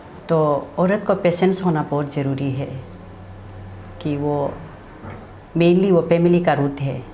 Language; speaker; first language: Hindi; non-native, local second language; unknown